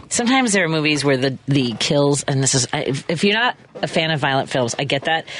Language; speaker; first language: English; native; English